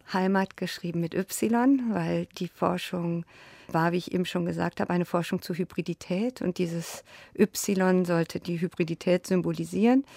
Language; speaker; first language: German; native; German